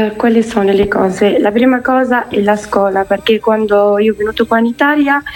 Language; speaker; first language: Italian; non-native, learner; Arabic